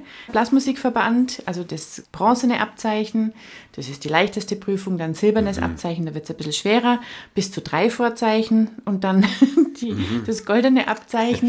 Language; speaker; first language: German; native; German